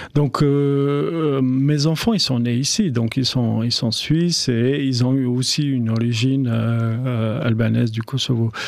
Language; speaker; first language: French; non-native, fluent; Albanian